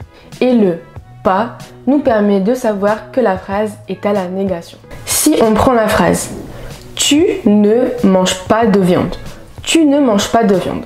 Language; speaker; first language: French; native; French